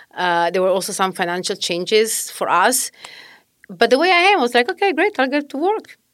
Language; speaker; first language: English; non-native, fluent; Italian